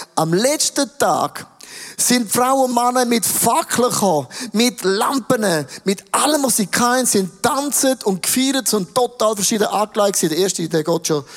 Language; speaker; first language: German; native; German